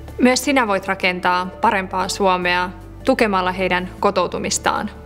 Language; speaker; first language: Finnish; early bilingual, other home language; Persian